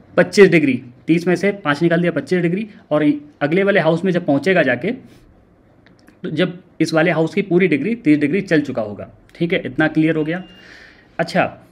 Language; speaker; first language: Hindi; native; Hindi